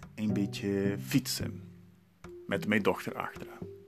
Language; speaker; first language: Dutch; non-native, learner; Portuguese